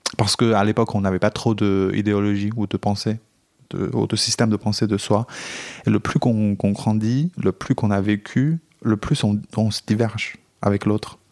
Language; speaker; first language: French; non-native, fluent; Chinese